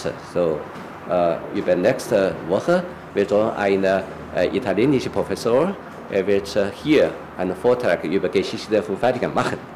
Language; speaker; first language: German; non-native, fluent; Chinese